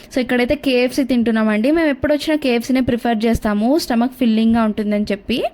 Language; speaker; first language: Telugu; non-native, local second language; Kannada